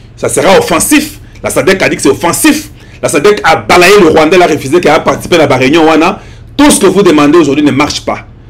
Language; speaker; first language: French; non-native, local second language; Lingala